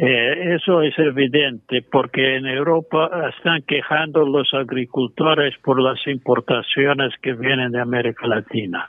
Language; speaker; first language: Spanish; non-native, fluent; English